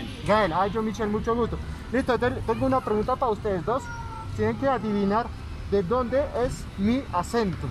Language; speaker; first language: Spanish; non-native, fluent; French